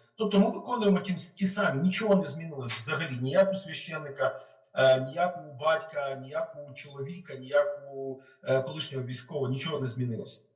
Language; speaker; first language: Ukrainian; non-native, local second language; Russian